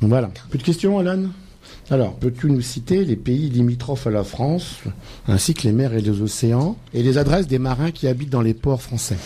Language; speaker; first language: French; native; French